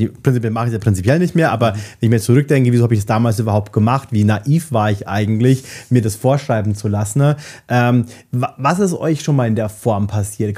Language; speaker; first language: German; native; German